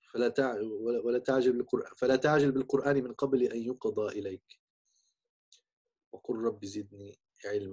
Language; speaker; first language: Arabic; non-native, fluent; English